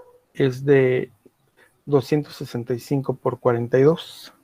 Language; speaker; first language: Spanish; native; Spanish